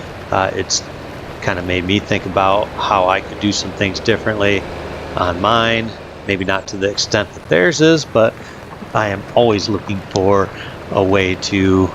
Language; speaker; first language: English; native; English